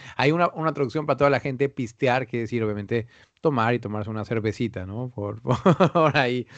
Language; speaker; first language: Spanish; native; Spanish